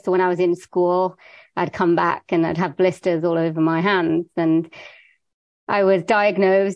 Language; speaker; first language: English; native; English